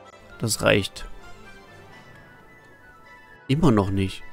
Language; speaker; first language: German; native; German